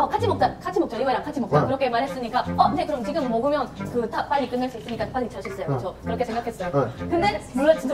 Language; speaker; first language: Korean; non-native, fluent; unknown